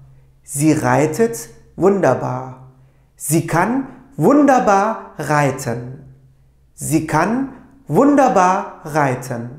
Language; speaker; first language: German; non-native, fluent; Turkish